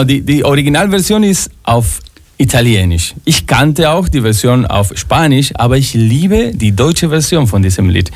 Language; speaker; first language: German; non-native, fluent; Spanish